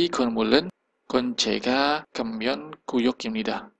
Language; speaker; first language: Korean; non-native, fluent; Indonesian